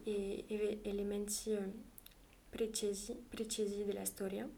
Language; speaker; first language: Italian; non-native, learner; French